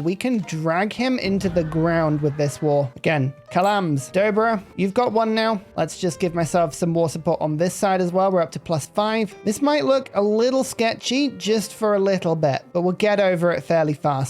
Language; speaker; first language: English; native; English